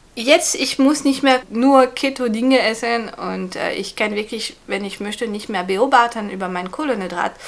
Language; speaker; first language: German; non-native, fluent; French